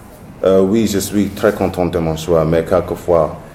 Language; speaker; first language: French; non-native, learner; English